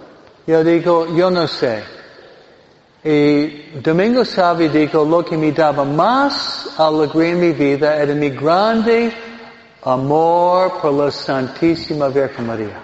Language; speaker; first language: Spanish; non-native, fluent; English